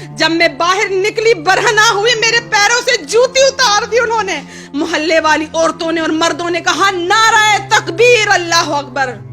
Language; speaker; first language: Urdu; non-native, local second language; Pashto